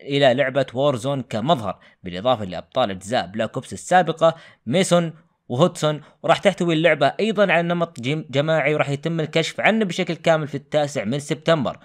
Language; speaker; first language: Arabic; native; Arabic